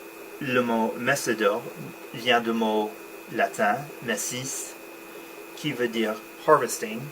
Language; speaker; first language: French; non-native, learner; English